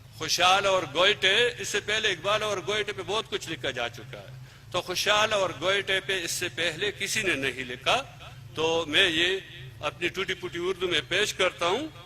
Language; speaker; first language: Urdu; non-native, local second language; Pashto